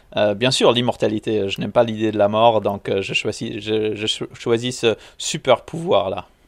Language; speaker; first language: French; non-native, local second language; English